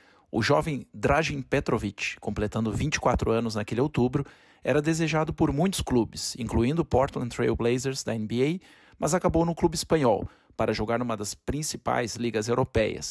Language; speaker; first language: Portuguese; native; Portuguese